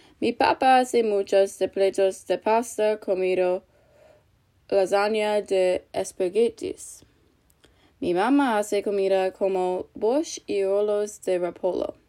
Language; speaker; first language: Spanish; non-native, learner; English